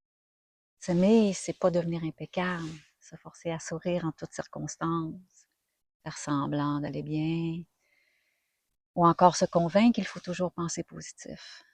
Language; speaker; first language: French; native; French